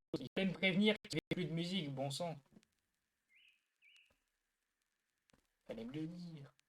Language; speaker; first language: French; native; French